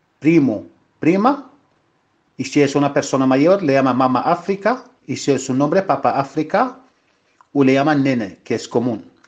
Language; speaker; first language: Spanish; non-native, fluent; Arabic